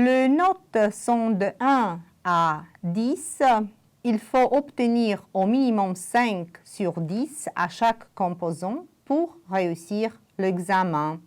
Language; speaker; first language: French; non-native, fluent; Romanian